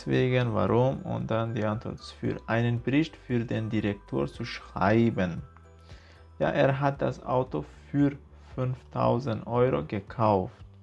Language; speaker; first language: German; non-native, fluent; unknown